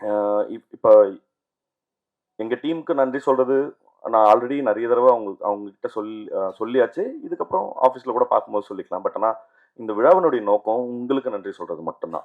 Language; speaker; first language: Tamil; native; Tamil